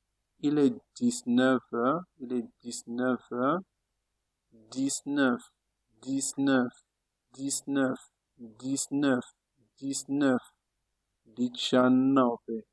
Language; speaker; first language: French; non-native, fluent; Italian